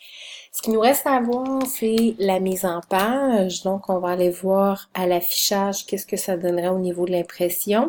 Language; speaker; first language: French; native; French